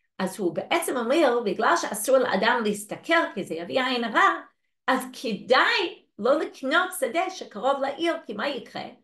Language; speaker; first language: Hebrew; non-native, fluent; English